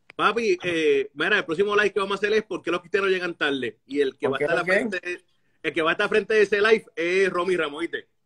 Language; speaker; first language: Spanish; native; Spanish